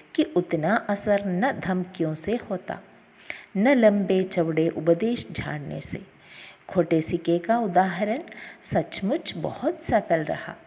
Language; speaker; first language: Hindi; non-native, local second language; Malayalam